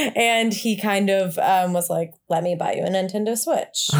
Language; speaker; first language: English; native; English